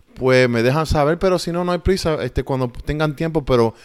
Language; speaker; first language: Spanish; early bilingual, heritage; Spanish